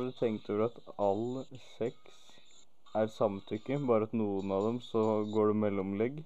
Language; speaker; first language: Norwegian; native; Norwegian